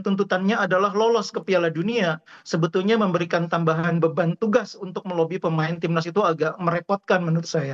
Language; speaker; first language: Indonesian; native; Indonesian